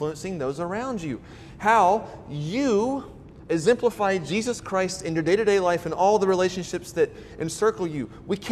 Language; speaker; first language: English; native; English